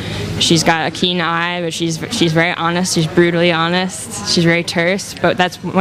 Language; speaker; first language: English; native; English